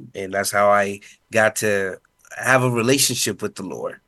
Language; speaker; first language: English; non-native, fluent; Spanish